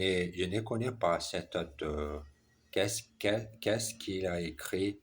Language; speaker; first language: French; non-native, learner; German